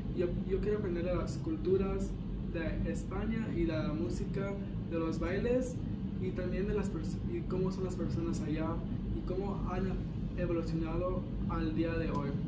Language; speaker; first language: Spanish; early bilingual, heritage; Spanish